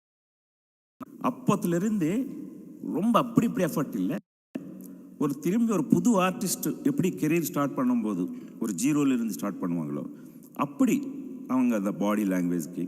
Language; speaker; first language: Tamil; non-native, fluent; Telugu